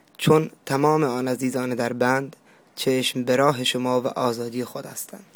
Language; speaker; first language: Persian; non-native, local second language; Baluchi